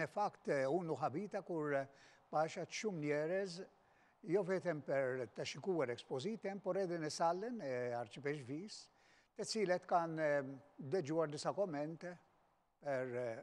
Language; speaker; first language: Albanian; non-native, fluent; Maltese